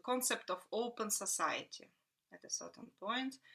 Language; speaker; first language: English; non-native, fluent; Russian